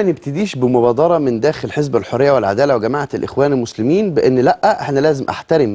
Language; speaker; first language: Arabic; native; Arabic